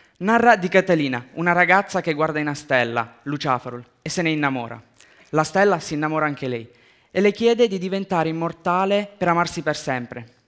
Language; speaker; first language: Italian; early bilingual, other home language; Romanian